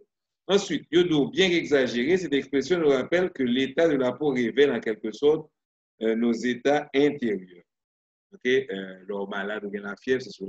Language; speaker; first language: French; non-native, local second language; Haitian Creole